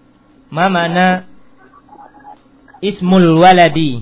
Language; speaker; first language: Arabic; non-native, fluent; Indonesian